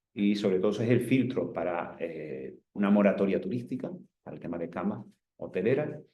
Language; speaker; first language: Spanish; native; Spanish